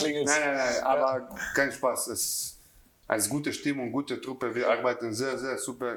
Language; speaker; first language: German; non-native, learner; Croatian